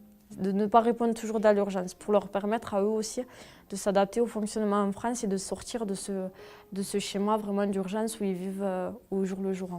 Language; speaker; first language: French; native; French